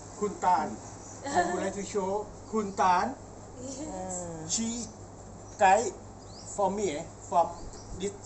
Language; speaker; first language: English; non-native, learner; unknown